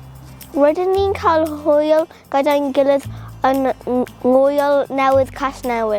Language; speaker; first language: Welsh; non-native, local second language; English